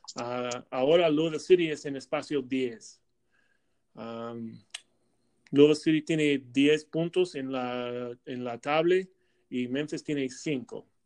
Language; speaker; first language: Spanish; non-native, learner; English